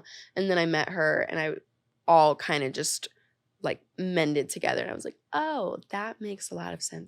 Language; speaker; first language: English; native; English